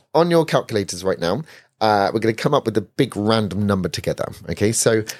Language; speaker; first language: English; native; English